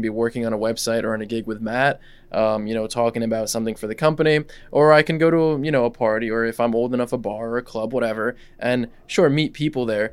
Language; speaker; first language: English; non-native, fluent; Russian